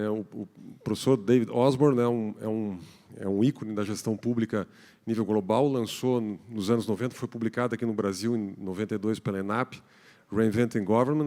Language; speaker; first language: Portuguese; native; Portuguese